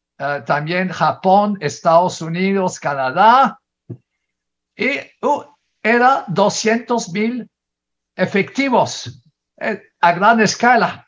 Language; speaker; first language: Spanish; non-native, fluent; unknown